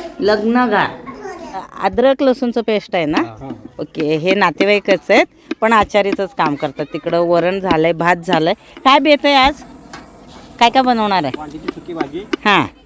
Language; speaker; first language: Marathi; native; Marathi